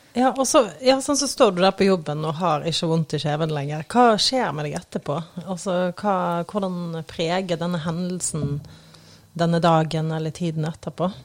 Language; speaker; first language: Norwegian; native; Norwegian